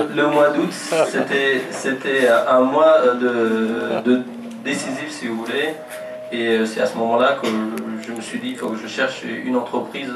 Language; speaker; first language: French; non-native, fluent; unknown